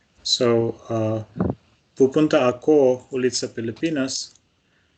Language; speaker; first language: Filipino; non-native, learner; Russian